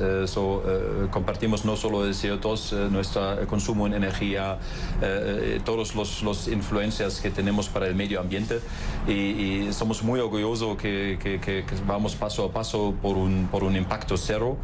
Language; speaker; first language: Spanish; non-native, fluent; German